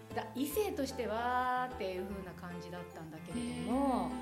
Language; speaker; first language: Japanese; native; Japanese